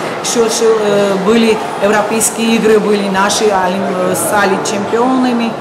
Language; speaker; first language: Russian; non-native, learner; Georgian